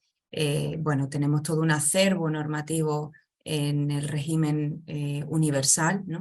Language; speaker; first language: Spanish; native; Spanish